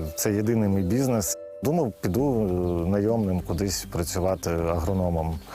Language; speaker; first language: Ukrainian; native; Ukrainian